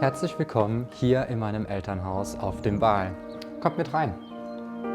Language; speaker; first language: German; native; German